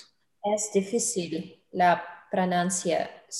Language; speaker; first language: Spanish; non-native, learner; English